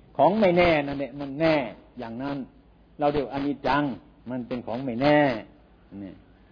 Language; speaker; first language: Thai; non-native, local second language; Northeastern Thai